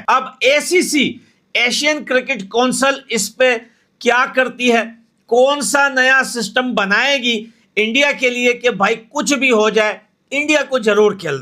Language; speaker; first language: Hindi; native; Hindi